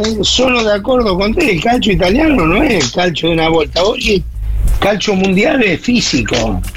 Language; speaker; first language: Italian; non-native, fluent; Spanish